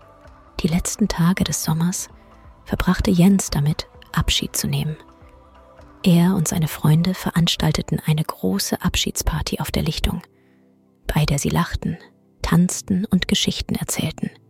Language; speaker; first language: German; native; German